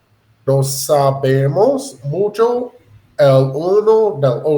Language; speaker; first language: Spanish; non-native, learner; English